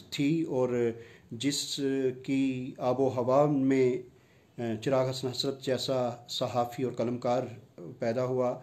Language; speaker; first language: Urdu; non-native, local second language; Punjabi